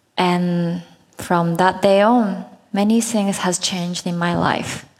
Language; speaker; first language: English; non-native, fluent; Japanese